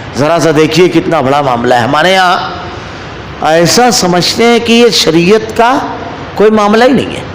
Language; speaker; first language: Urdu; native; Urdu